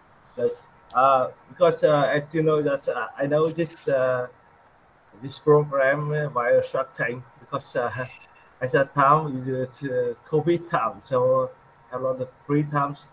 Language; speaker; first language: English; non-native, learner; Vietnamese